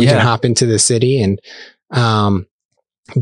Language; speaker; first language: English; native; English